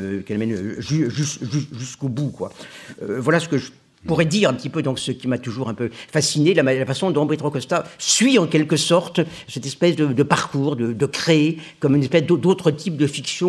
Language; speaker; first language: French; native; French